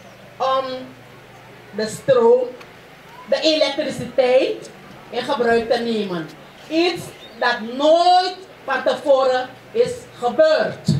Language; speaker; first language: Dutch; non-native, local second language; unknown